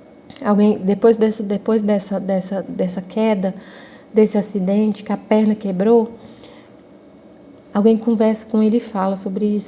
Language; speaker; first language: Portuguese; native; Portuguese